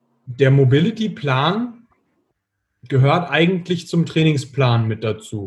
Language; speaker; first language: German; native; German